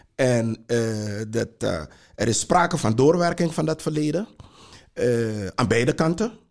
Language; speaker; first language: Dutch; non-native, local second language; Sranan Tongo